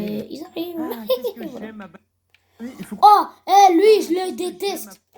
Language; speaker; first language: French; native; French